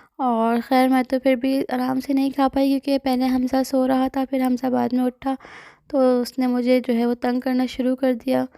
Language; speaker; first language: Urdu; native; Urdu